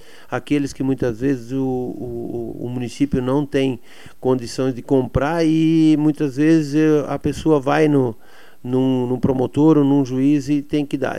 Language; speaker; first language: Portuguese; native; Portuguese